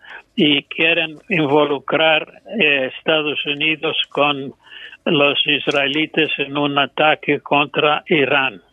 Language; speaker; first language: Spanish; non-native, fluent; English